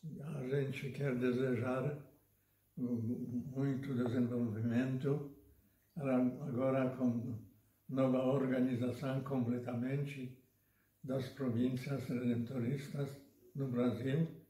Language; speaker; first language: Portuguese; non-native, learner; Polish